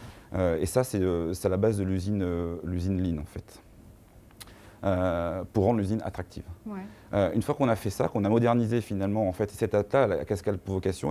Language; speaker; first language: French; native; French